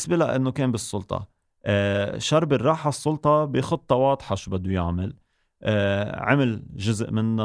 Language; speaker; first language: Arabic; native; Arabic